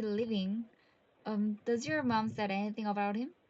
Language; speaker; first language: English; non-native, learner; Korean